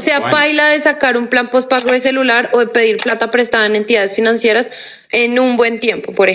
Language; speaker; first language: Spanish; native; Spanish